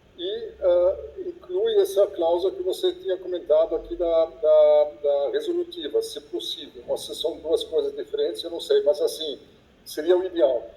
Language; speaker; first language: Portuguese; non-native, fluent; German